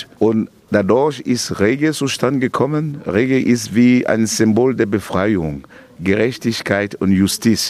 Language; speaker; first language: German; non-native, fluent; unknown